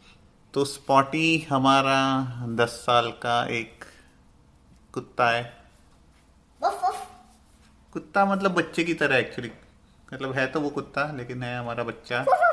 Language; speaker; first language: Hindi; native; Hindi